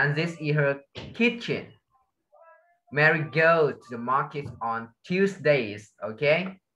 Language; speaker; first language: English; non-native, learner; Vietnamese